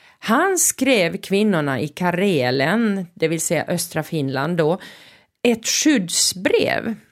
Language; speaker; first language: Swedish; non-native, local second language; Finnish